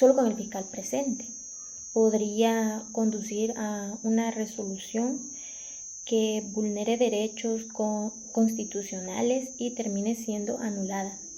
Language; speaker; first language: Spanish; native; Spanish